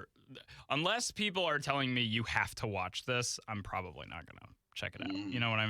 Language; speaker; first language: English; native; English